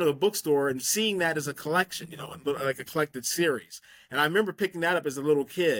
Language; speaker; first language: English; native; English